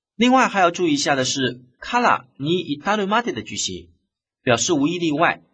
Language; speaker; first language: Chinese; native; Chinese